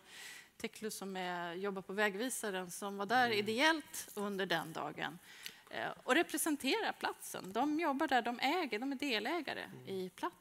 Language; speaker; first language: Swedish; native; Swedish